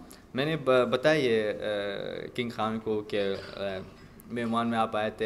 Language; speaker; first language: Hindi; non-native, fluent; Arabic